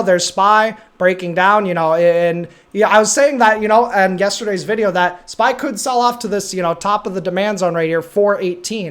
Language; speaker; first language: English; native; English